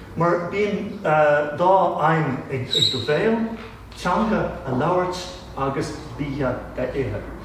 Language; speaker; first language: Irish; non-native, local second language; English